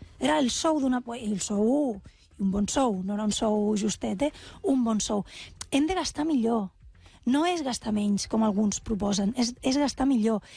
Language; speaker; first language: Catalan; non-native, local second language; Spanish